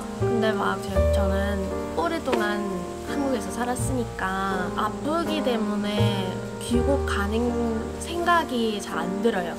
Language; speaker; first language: Korean; non-native, fluent; English